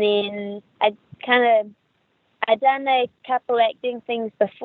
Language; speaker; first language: English; native; English